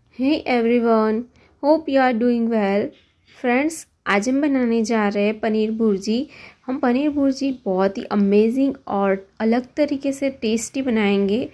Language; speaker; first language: Hindi; non-native, local second language; Gujarati